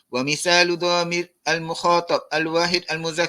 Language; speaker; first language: Arabic; non-native, fluent; Malay